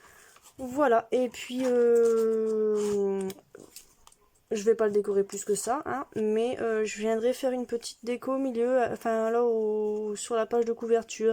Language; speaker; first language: French; native; French